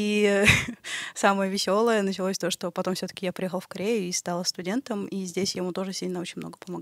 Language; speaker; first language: Russian; native; Russian